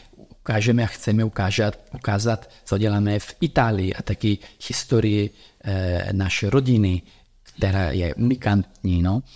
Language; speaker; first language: Czech; non-native, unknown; Italian